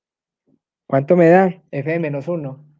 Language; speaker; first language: Spanish; native; Spanish